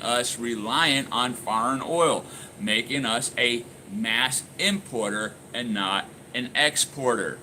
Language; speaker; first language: English; native; English